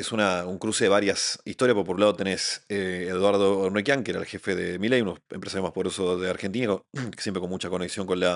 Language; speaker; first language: Spanish; native; Spanish